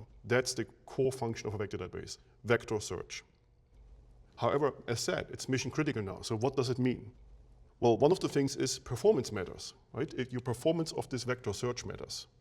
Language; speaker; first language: English; non-native, fluent; German